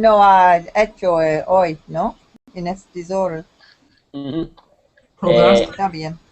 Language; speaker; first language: Spanish; non-native, learner; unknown